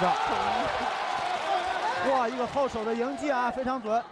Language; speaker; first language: Chinese; native; Chinese